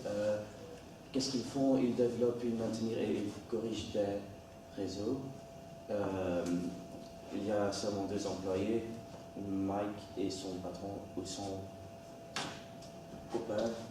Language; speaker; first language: French; non-native, learner; Dutch